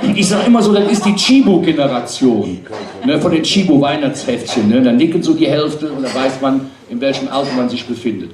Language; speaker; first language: German; native; German